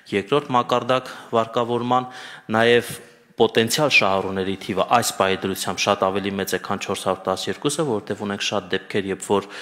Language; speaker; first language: Armenian; native; Armenian